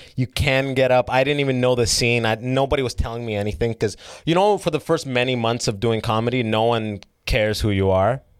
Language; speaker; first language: English; early bilingual, other home language; Arabic